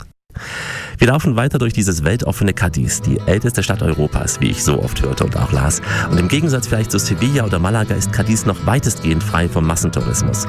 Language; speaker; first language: German; native; German